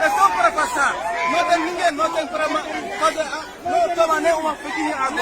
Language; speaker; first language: Portuguese; non-native, learner; Haitian Creole